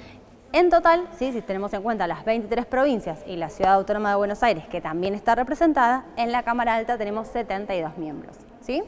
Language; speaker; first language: Spanish; native; Spanish